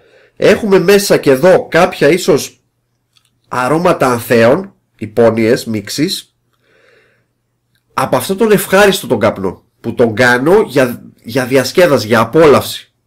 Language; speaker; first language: Greek; native; Greek